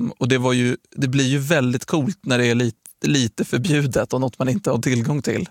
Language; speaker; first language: Swedish; native; Swedish